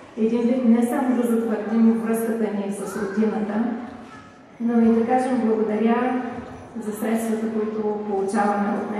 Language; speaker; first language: Bulgarian; native; Bulgarian